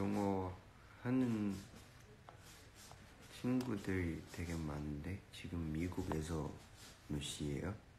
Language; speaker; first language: Korean; non-native, learner; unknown